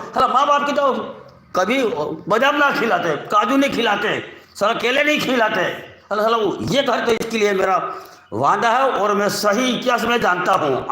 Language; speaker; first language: Hindi; non-native, local second language; Gujarati